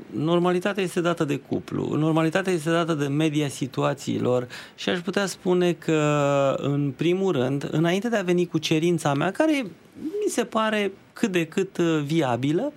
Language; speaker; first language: Romanian; native; Romanian